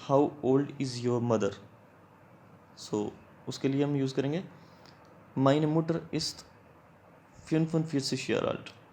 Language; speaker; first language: German; non-native, learner; Hindi